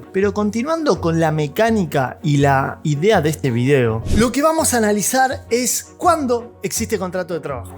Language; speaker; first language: Spanish; native; Spanish